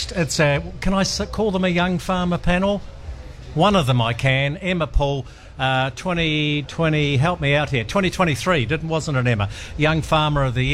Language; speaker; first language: English; native; English